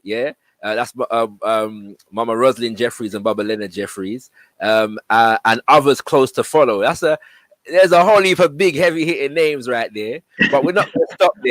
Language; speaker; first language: English; native; English